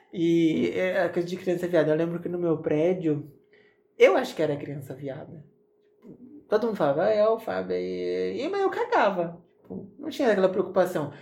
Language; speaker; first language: Portuguese; native; Portuguese